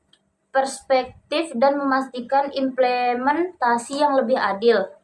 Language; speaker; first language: Indonesian; native; Indonesian